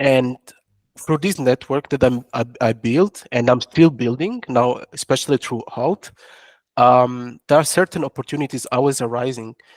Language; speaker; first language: English; non-native, fluent; French